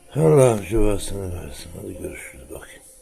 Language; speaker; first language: Turkish; native; Turkish